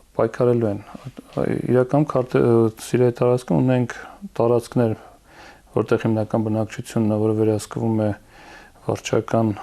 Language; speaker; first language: Armenian; native; Armenian